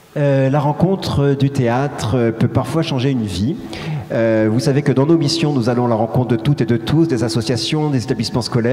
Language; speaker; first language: French; native; French